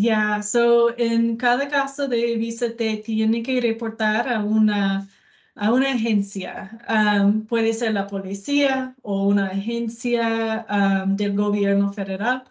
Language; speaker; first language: Spanish; non-native, learner; English